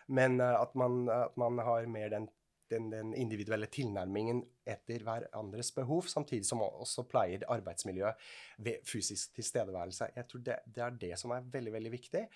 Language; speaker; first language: Norwegian; non-native, fluent; Swiss German